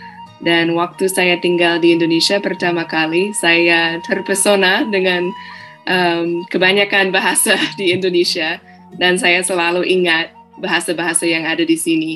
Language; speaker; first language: Indonesian; non-native, fluent; English